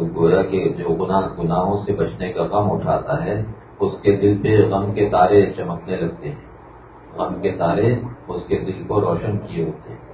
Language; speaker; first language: Urdu; native; Urdu